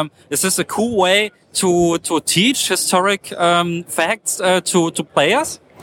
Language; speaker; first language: English; non-native, fluent; German